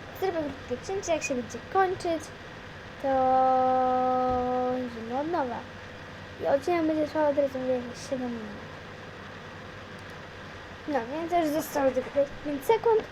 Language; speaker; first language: Polish; native; Polish